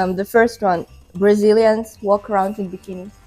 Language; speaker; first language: English; non-native, fluent; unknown